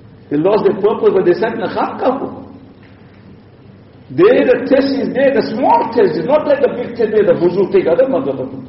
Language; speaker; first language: English; native; English